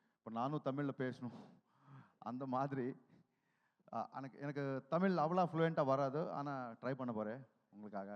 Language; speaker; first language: Tamil; non-native, learner; Telugu